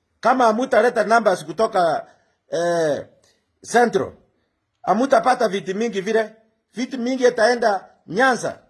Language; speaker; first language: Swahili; non-native, local second language; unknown